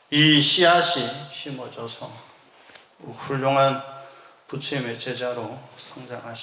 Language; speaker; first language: Korean; native; Korean